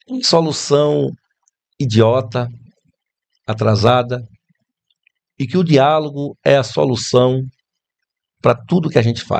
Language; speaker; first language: Portuguese; native; Portuguese